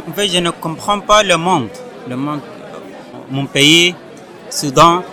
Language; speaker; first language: French; non-native, fluent; Arabic